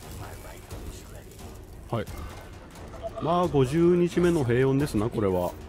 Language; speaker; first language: Japanese; native; Japanese